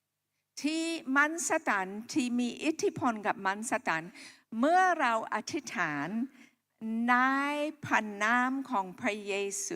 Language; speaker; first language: Thai; non-native, local second language; Akha